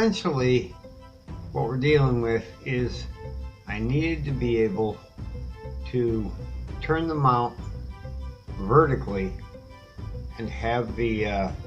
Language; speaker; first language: English; native; English